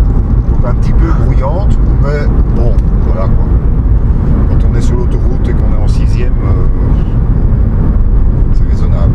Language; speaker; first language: French; native; French